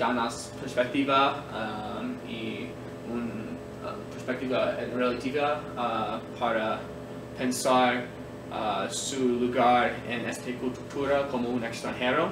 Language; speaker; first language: Spanish; non-native, learner; English